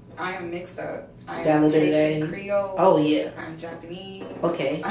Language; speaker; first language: English; native; English